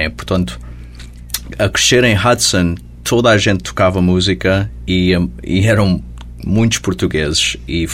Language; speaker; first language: Portuguese; early bilingual, heritage; Portuguese